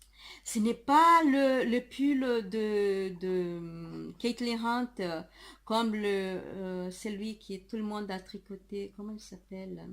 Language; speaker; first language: French; non-native, fluent; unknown